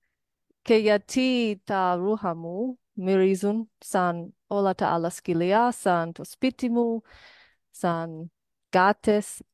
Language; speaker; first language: Greek; non-native, learner; English